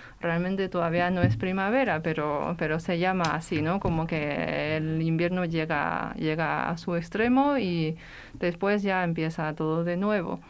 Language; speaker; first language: Spanish; non-native, fluent; Chinese